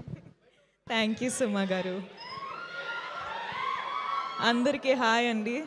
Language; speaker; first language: Telugu; non-native, fluent; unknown